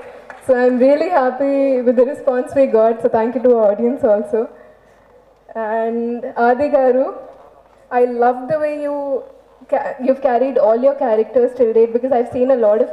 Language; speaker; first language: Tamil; non-native, fluent; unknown